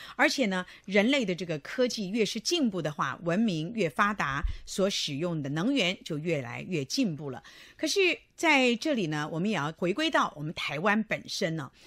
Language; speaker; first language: Chinese; native; Chinese